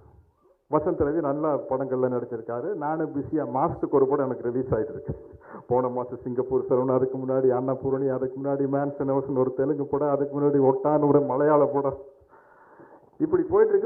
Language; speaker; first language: Tamil; native; Tamil